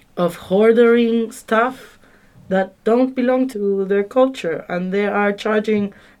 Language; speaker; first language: English; non-native, fluent; Spanish